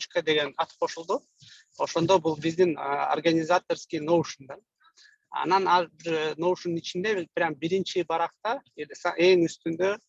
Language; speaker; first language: Kyrgyz; native; Kyrgyz